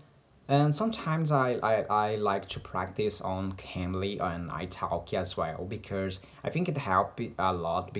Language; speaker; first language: English; non-native, learner; Portuguese